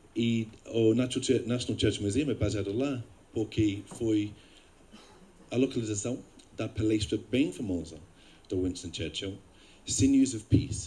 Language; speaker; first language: Portuguese; non-native, fluent; English